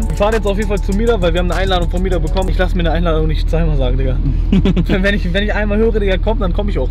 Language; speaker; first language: German; native; German